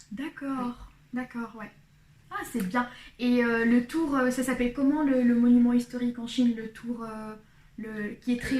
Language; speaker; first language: French; non-native, local second language; Arabic